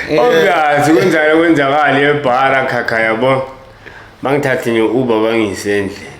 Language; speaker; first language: Zulu; native; Zulu